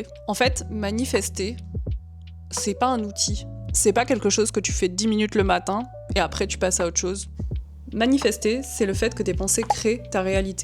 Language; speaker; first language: French; native; French